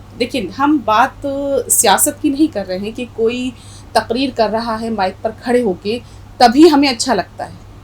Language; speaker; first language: Urdu; native; Urdu